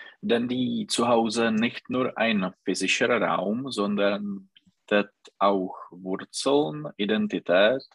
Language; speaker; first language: German; non-native, learner; Czech